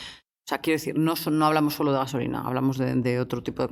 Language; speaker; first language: Spanish; native; Spanish